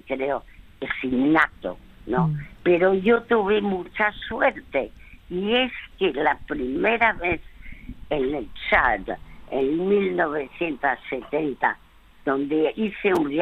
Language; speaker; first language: Spanish; early bilingual, other home language; French